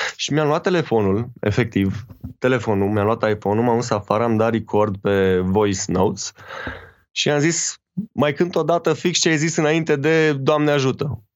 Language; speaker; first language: Romanian; native; Romanian